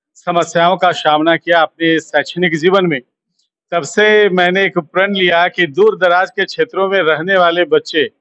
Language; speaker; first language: Hindi; native; Hindi